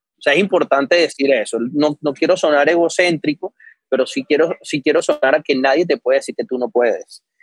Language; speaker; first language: Spanish; native; Spanish